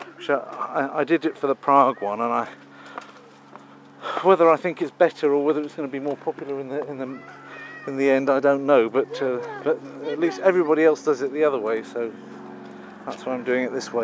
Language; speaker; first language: English; native; English